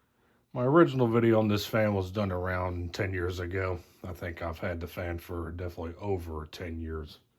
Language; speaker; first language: English; native; English